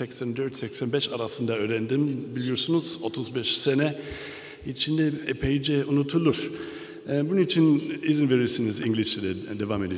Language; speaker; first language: Turkish; non-native, learner; German